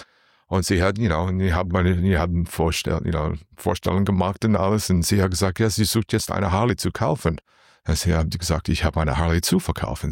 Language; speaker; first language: German; non-native, learner; English